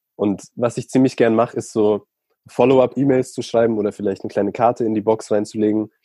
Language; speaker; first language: German; native; German